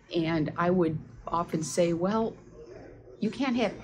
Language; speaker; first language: English; native; English